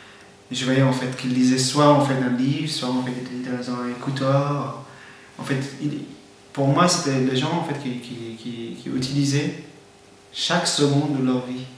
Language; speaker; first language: French; non-native, fluent; Persian